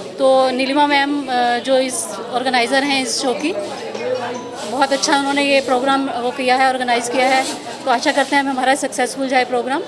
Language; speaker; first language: Hindi; native; Hindi